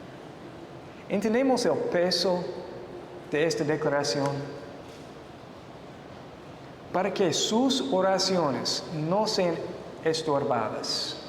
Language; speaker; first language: Spanish; non-native, fluent; English